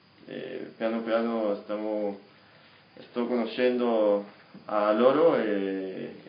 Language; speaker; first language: Italian; non-native, learner; Spanish